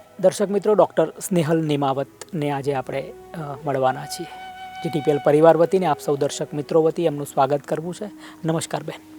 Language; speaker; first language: Gujarati; native; Gujarati